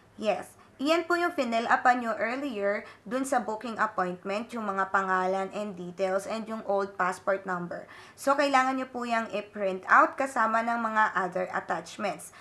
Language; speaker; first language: Filipino; native; Filipino